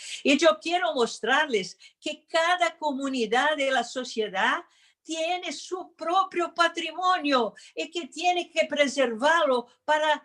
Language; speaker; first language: Spanish; non-native, fluent; Portuguese